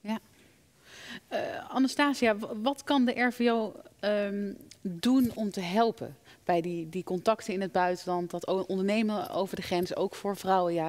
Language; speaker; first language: Dutch; native; Dutch